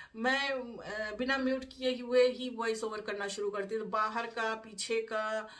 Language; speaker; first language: Hindi; native; Hindi